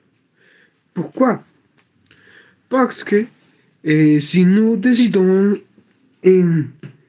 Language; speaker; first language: French; non-native, learner; Spanish